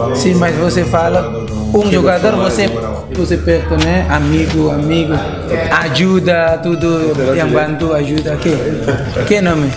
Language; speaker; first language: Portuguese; non-native, learner; Indonesian